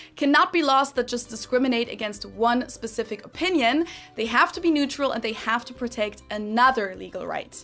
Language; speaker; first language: English; non-native, fluent; German